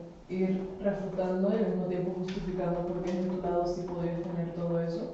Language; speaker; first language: Spanish; native; Spanish